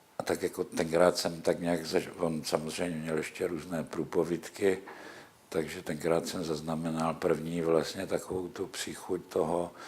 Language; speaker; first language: Czech; native; Czech